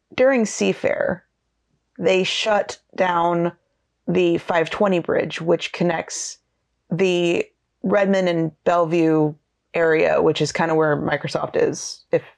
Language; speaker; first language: English; native; English